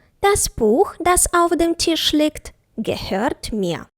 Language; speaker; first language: German; non-native, fluent; Ukrainian